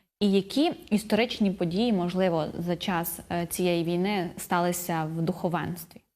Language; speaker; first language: Ukrainian; native; Ukrainian